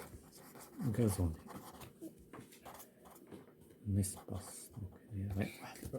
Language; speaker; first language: French; non-native, local second language; Arabic